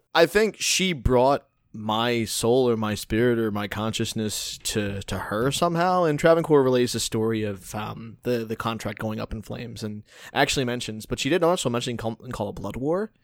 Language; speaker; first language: English; early bilingual, other home language; Hindi